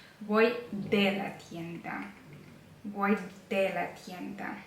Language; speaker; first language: Spanish; non-native, fluent; Ukrainian